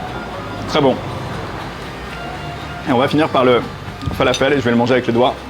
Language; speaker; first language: French; native; French